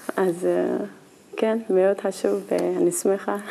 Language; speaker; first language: Hebrew; non-native, learner; Korean